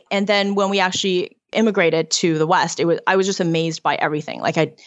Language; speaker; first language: English; early bilingual, other home language; Chinese